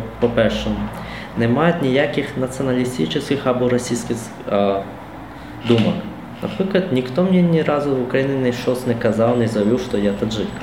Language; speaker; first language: Ukrainian; non-native, learner; Tajik